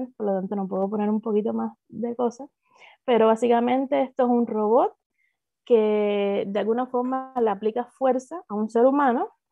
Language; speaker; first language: Spanish; native; Spanish